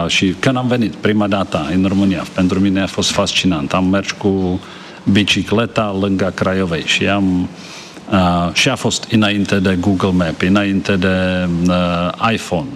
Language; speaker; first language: Romanian; non-native, fluent; Czech